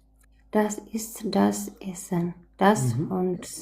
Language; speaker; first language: German; non-native, learner; Amharic